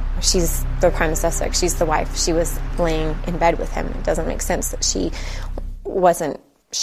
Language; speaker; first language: English; native; English